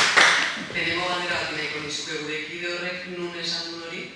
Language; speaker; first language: Basque; native; Basque